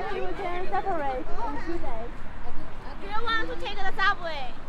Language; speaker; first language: English; non-native, learner; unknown